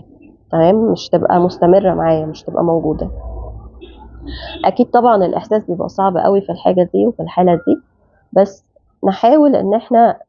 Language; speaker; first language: Arabic; native; Arabic